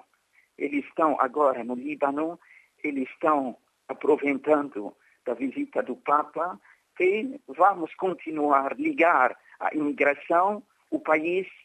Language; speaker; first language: Portuguese; non-native, fluent; Arabic